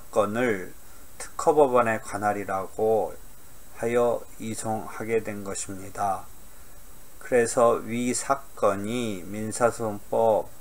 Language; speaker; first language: Korean; native; Korean